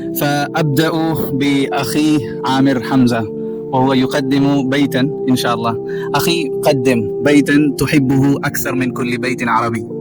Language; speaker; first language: Arabic; non-native, fluent; Urdu